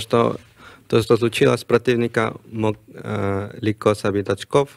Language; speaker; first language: Russian; non-native, learner; Spanish